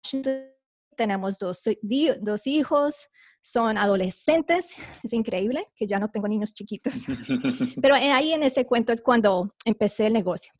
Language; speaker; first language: Spanish; early bilingual, heritage; Spanish